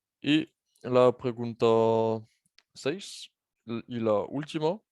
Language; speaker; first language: Spanish; non-native, fluent; French